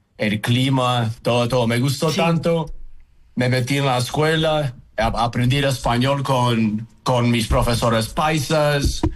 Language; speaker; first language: Spanish; non-native, fluent; Uzbek